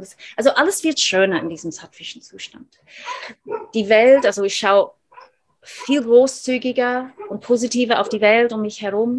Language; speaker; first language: German; non-native, fluent; English